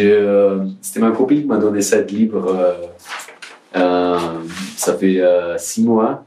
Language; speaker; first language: French; non-native, learner; Portuguese